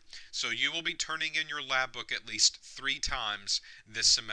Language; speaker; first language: English; native; English